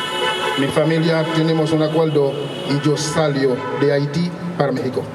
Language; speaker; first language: Spanish; non-native, local second language; Haitian Creole